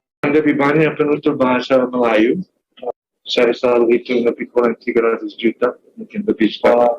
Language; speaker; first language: Indonesian; non-native, fluent; English